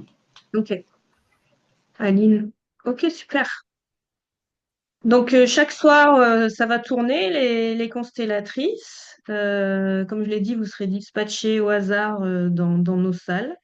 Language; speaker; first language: French; native; French